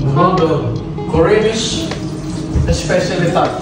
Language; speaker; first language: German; non-native, learner; Filipino